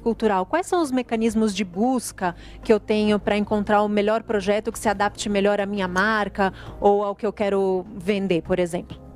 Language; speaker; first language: Portuguese; native; Portuguese